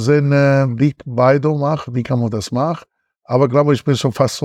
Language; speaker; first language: German; non-native, learner; Italian